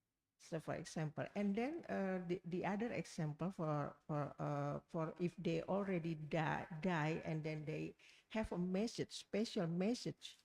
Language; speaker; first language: English; non-native, learner; Indonesian